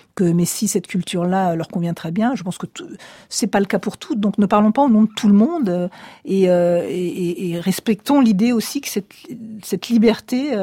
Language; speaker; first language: French; native; French